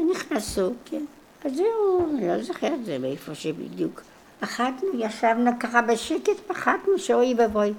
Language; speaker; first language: Hebrew; non-native, local second language; Polish